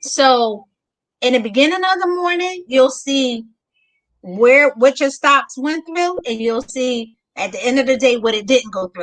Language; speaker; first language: English; native; English